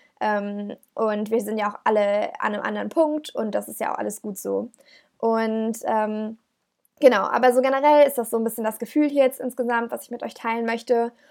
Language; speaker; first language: German; native; German